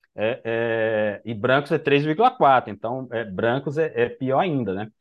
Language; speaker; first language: Portuguese; native; Portuguese